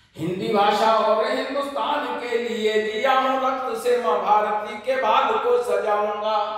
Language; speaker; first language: Hindi; native; Hindi